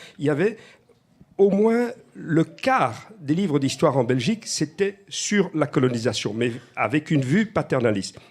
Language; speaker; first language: French; native; French